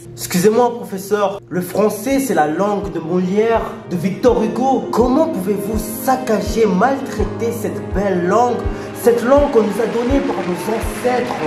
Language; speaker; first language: French; early bilingual, other home language; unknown